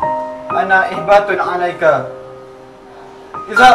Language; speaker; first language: Arabic; non-native, learner; Malay